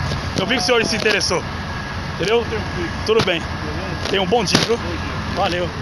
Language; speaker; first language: Portuguese; native; Portuguese